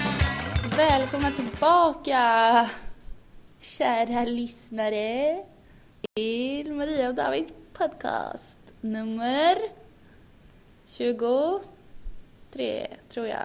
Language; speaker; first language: Swedish; native; Swedish